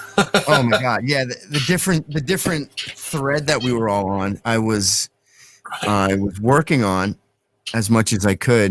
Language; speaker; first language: English; native; English